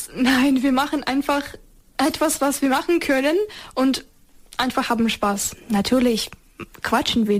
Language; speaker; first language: German; non-native, learner; Ukrainian